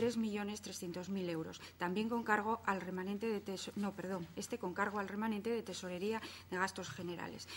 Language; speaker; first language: Spanish; native; Spanish